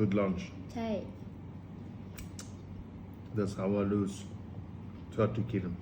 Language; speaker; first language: English; non-native, learner; Swedish